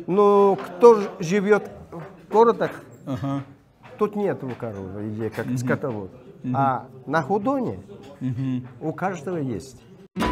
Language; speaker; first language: Russian; non-native, learner; Mongolian